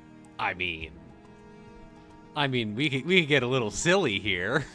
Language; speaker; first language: English; native; English